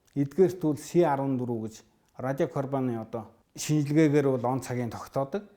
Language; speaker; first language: Mongolian; native; Mongolian